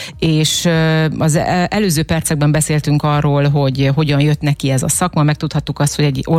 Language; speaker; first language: Hungarian; native; Hungarian